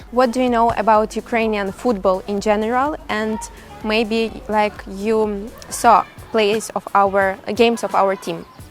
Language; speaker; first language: English; non-native, learner; Ukrainian